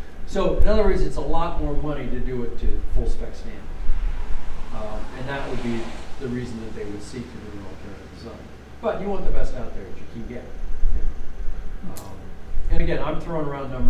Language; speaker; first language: English; native; English